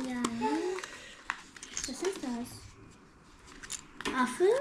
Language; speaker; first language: German; early bilingual, heritage; Bosnian